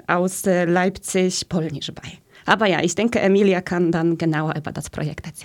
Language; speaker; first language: German; early bilingual, other home language; Polish